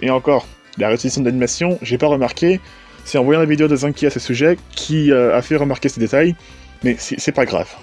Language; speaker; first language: French; native; French